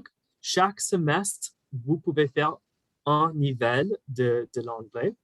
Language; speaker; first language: French; non-native, fluent; English